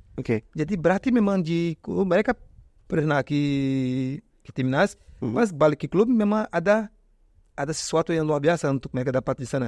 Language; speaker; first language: Indonesian; non-native, fluent; Portuguese